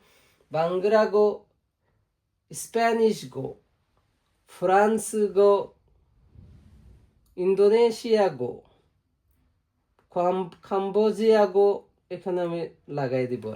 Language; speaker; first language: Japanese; non-native, fluent; Bangla